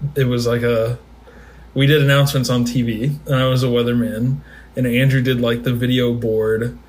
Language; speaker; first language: English; native; English